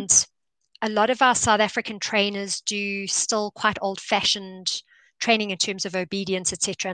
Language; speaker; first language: English; native; English